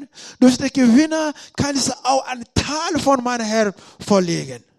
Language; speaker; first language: German; non-native, learner; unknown